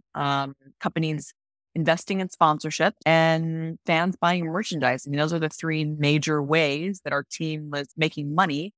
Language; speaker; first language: English; native; English